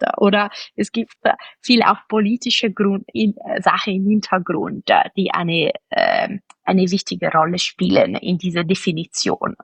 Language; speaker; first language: German; non-native, fluent; Italian